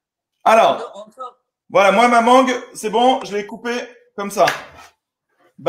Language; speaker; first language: French; native; French